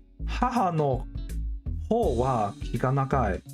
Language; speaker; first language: Japanese; non-native, learner; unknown